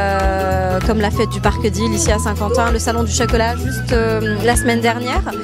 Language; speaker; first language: French; native; French